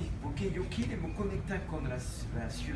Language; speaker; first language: Portuguese; non-native, learner; Spanish